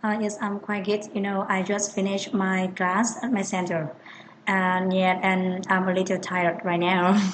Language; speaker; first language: English; non-native, fluent; Vietnamese